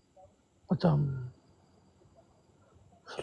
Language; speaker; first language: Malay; non-native, local second language; Tamil